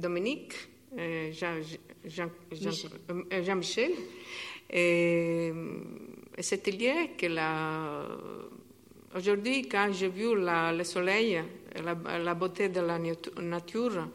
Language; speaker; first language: French; non-native, learner; Italian